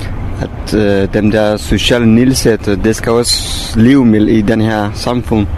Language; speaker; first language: Danish; non-native, fluent; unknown